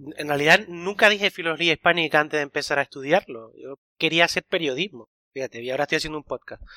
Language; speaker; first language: Spanish; native; Spanish